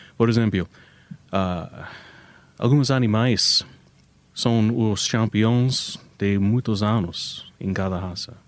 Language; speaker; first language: Portuguese; non-native, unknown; English